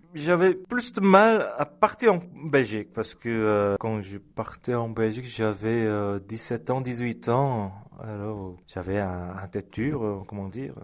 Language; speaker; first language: French; early bilingual, other home language; Korean